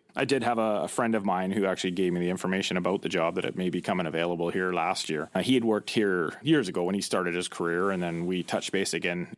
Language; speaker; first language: English; native; English